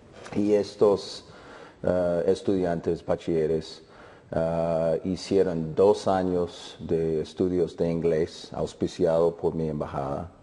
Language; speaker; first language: Spanish; non-native, fluent; English